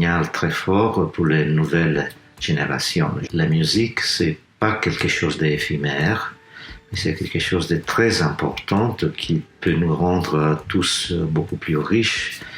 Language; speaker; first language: French; non-native, fluent; Italian